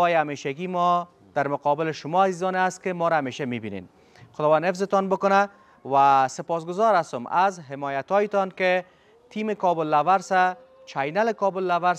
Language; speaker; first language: Persian; native; Persian